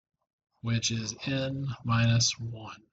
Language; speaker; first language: English; native; English